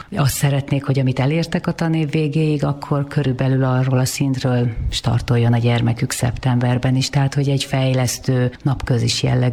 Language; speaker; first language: Hungarian; native; Hungarian